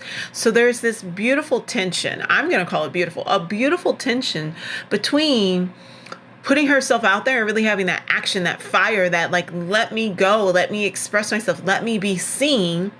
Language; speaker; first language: English; native; English